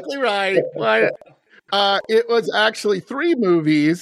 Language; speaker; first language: English; native; English